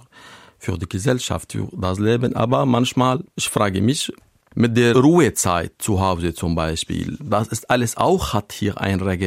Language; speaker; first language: German; non-native, fluent; Arabic